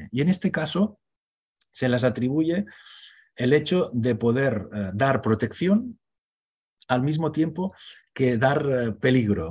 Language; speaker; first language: Spanish; non-native, local second language; Catalan